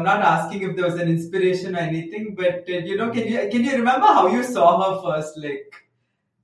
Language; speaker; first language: English; non-native, local second language; Tamil